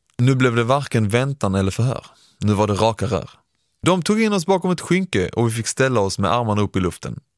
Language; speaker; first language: Swedish; early bilingual, other home language; Persian